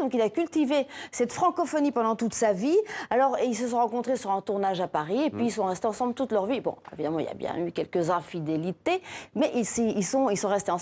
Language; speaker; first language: French; native; French